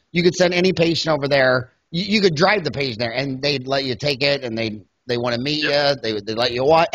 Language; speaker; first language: English; native; English